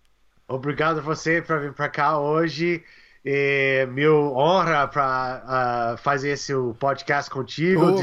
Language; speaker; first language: Portuguese; non-native, learner; English